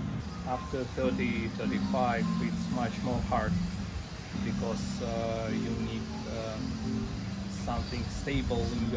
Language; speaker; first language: English; non-native, learner; Russian